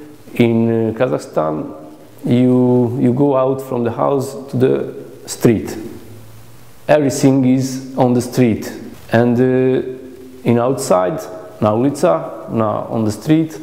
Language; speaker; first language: English; non-native, learner; Hungarian